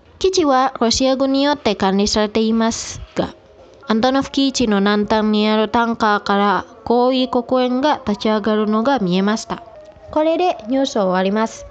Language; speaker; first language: Japanese; non-native, fluent; Indonesian